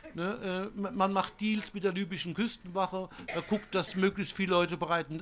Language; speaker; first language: German; non-native, fluent; Italian